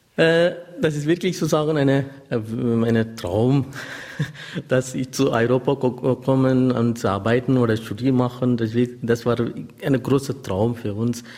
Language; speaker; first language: German; non-native, learner; Tamil